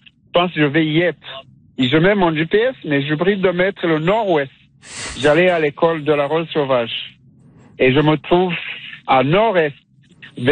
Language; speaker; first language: French; non-native, local second language; Kinyarwanda